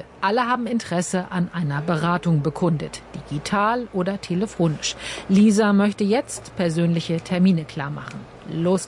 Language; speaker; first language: German; native; German